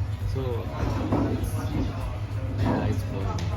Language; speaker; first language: English; non-native, learner; Spanish